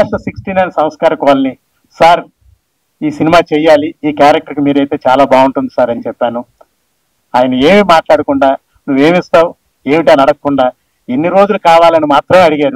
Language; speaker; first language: Telugu; native; Telugu